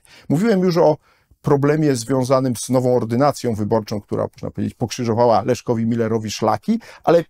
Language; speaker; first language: Polish; native; Polish